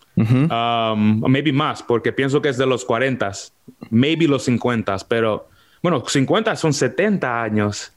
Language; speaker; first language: Spanish; early bilingual, heritage; Spanish